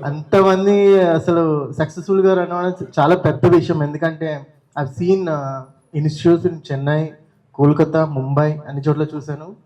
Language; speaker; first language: Telugu; native; Telugu